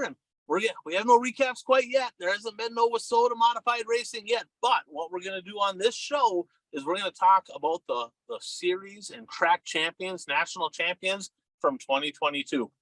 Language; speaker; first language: English; native; English